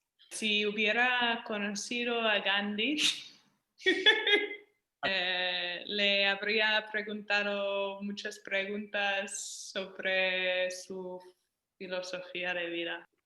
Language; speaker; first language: Spanish; non-native, learner; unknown